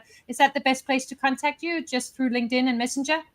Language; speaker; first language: English; native; English